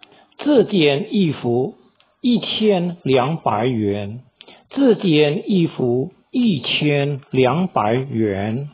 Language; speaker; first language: Chinese; non-native, fluent; Indonesian